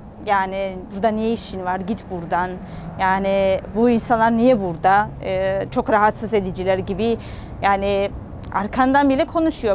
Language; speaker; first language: Turkish; non-native, fluent; Georgian